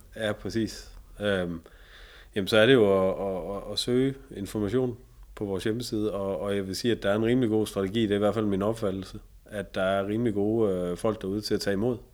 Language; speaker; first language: Danish; native; Danish